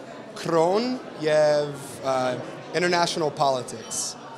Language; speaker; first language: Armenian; non-native, learner; English